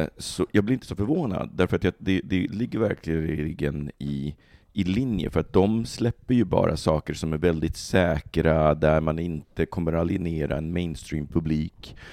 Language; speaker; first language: Swedish; native; Swedish